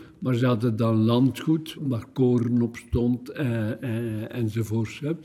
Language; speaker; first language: Dutch; native; Dutch